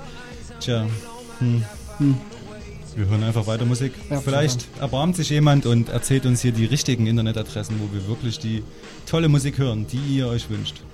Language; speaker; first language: German; native; German